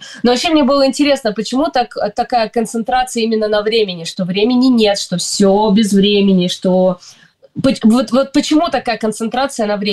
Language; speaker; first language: Russian; native; Russian